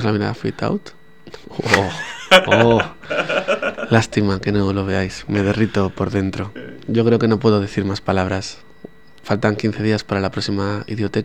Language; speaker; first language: Spanish; native; Spanish